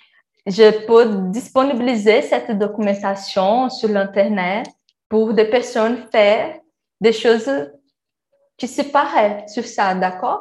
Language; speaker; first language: French; non-native, learner; Portuguese